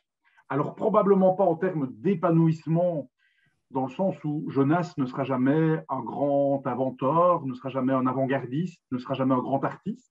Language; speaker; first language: French; native; French